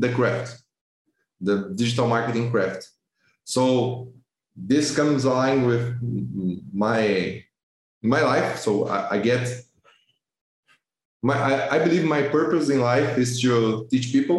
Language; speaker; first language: English; non-native, fluent; Portuguese